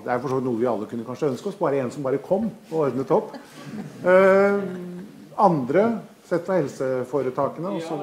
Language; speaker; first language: Norwegian; native; Norwegian